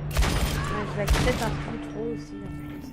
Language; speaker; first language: French; native; French